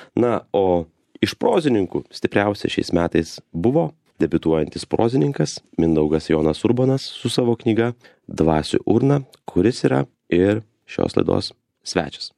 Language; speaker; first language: Lithuanian; native; Lithuanian